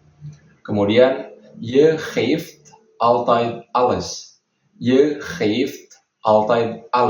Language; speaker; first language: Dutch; non-native, fluent; Indonesian